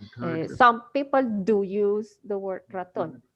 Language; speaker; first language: English; non-native, fluent; Spanish